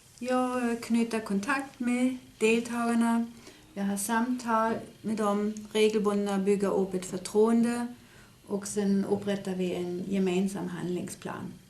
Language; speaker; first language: Swedish; native; Swedish